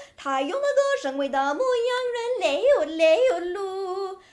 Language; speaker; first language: Chinese; non-native, fluent; English